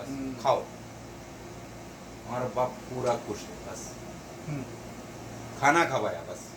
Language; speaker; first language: Hindi; non-native, learner; Bangla